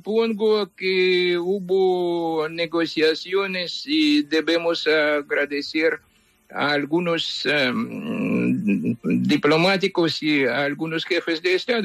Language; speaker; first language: Spanish; non-native, fluent; Ukrainian